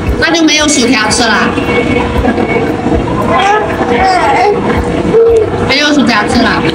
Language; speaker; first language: Chinese; native; Chinese